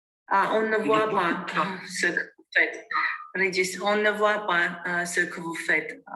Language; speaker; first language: French; non-native, fluent; Armenian